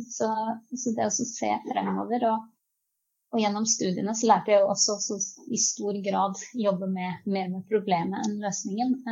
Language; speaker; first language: Norwegian; early bilingual, other home language; Czech